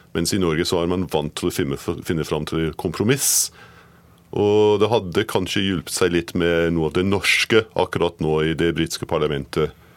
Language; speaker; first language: Norwegian; non-native, fluent; English